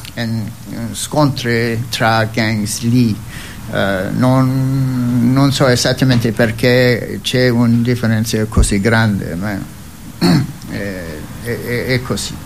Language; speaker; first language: Italian; non-native, fluent; English